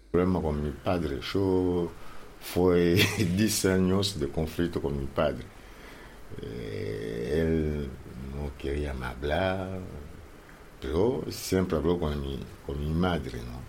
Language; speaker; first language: Spanish; non-native, learner; Lingala